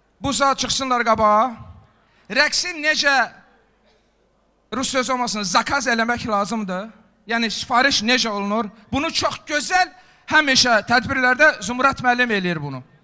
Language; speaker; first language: Azerbaijani; non-native, local second language; Avaric